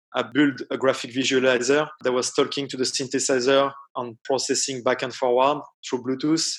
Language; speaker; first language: English; non-native, fluent; French